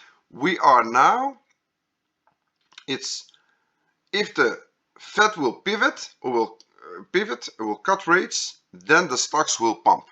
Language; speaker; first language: English; non-native, fluent; Dutch